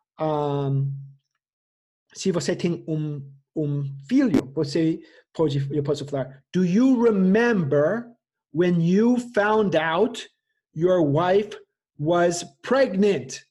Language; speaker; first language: Portuguese; non-native, fluent; English